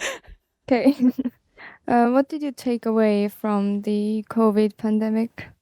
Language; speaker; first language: English; non-native, fluent; Estonian